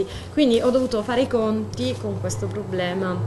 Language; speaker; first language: Italian; native; Italian